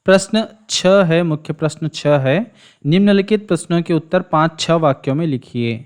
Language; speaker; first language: Hindi; non-native, local second language; Kannada